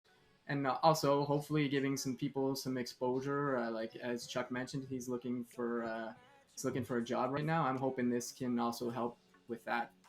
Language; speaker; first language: English; native; English